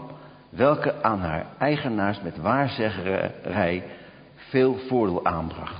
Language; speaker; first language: Dutch; native; Dutch